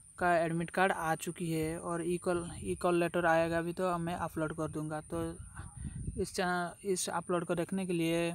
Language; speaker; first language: Hindi; non-native, local second language; Assamese